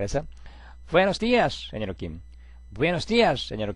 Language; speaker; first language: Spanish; non-native, fluent; Korean